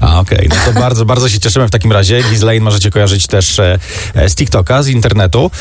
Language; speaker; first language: Polish; native; Polish